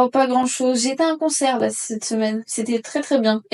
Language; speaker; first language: French; native; French